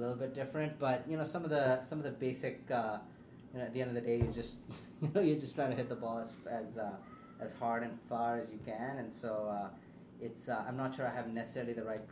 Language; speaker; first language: English; non-native, local second language; Urdu